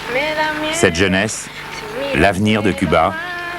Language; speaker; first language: French; native; French